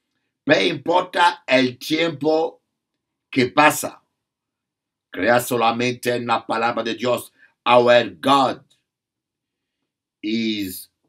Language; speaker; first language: Spanish; non-native, learner; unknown